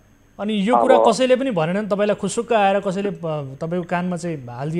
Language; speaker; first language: Nepali; native; Nepali